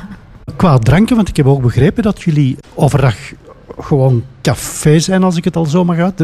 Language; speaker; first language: Dutch; native; Dutch